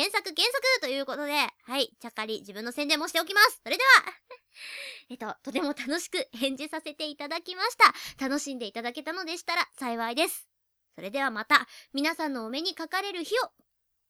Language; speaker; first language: Japanese; native; Japanese